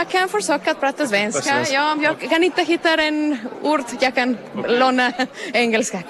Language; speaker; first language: Swedish; non-native, learner; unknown